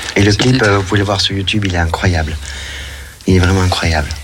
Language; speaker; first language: French; native; French